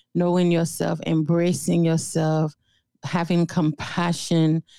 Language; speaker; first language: English; non-native, fluent; Haitian Creole